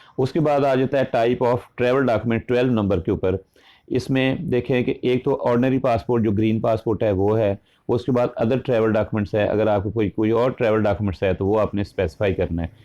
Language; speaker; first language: Urdu; non-native, local second language; Punjabi